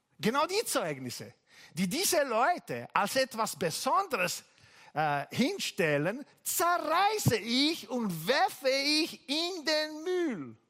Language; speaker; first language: German; non-native, fluent; Italian